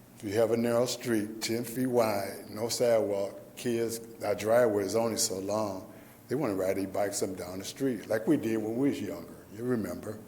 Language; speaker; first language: English; native; English